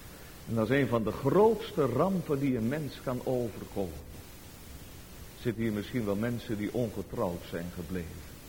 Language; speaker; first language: Dutch; native; Dutch